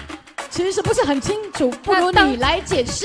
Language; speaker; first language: Chinese; native; Chinese